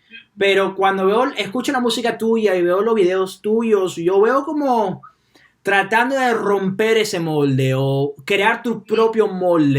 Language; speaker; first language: Spanish; early bilingual, heritage; Spanish